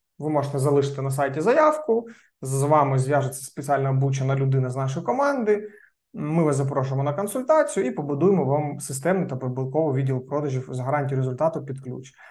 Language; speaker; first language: Ukrainian; non-native, local second language; Russian